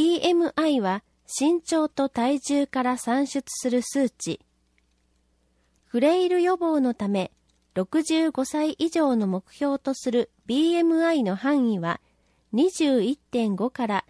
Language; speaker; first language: Japanese; native; Japanese